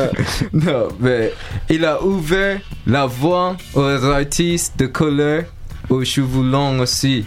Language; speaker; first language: French; non-native, learner; English